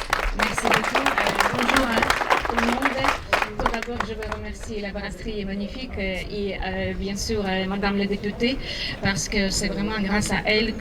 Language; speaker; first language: French; non-native, fluent; Ukrainian